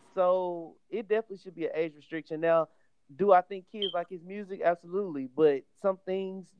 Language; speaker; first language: English; native; English